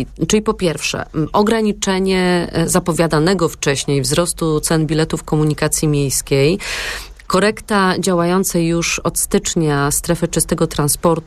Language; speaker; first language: Polish; native; Polish